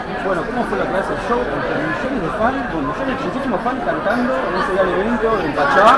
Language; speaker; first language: Spanish; native; Spanish